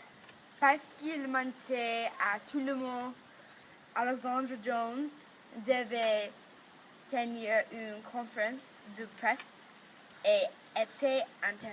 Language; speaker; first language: French; non-native, learner; English